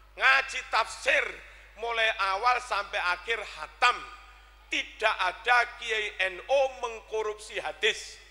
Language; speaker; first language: Indonesian; non-native, local second language; Javanese